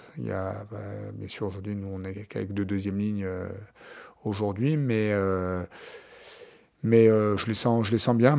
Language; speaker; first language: French; native; French